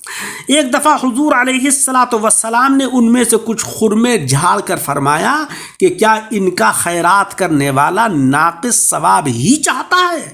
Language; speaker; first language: Urdu; native; Urdu